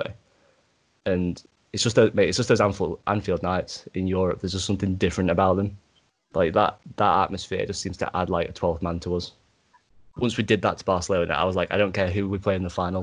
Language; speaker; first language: English; native; English